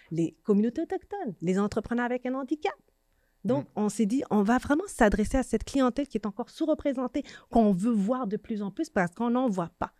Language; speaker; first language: French; native; French